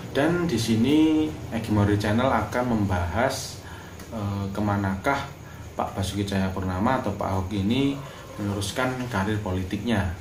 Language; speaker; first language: Indonesian; non-native, local second language; Javanese